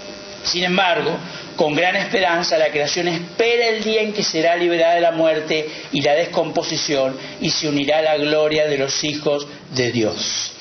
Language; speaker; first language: Spanish; native; Spanish